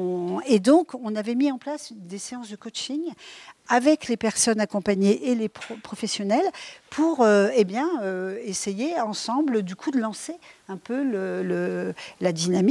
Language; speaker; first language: French; native; French